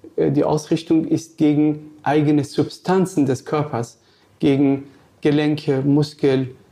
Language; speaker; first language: German; non-native, fluent; Persian